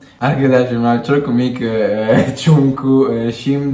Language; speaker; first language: Turkish; non-native, learner; Italian